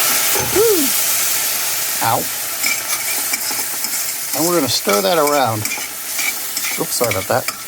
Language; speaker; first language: English; native; English